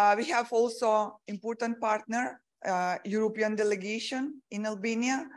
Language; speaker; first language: English; non-native, fluent; Macedonian